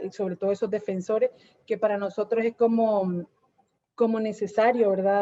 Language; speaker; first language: Spanish; native; Spanish